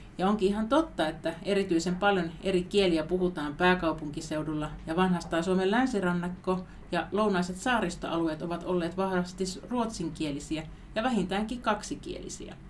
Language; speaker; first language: Finnish; native; Finnish